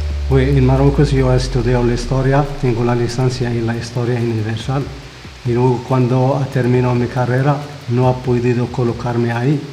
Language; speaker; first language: Spanish; non-native, fluent; Arabic